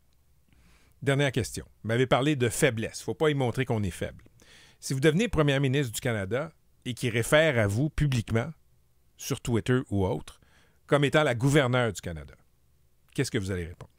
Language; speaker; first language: French; native; French